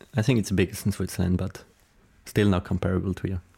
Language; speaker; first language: English; non-native, fluent; Swiss German